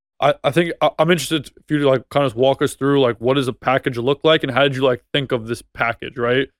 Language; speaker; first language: English; native; English